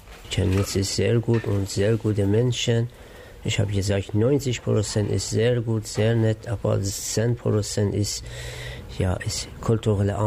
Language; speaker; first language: German; non-native, learner; Persian